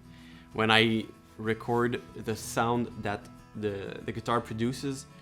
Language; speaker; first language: English; non-native, local second language; French